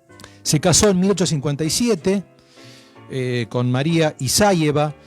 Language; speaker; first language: Spanish; native; Spanish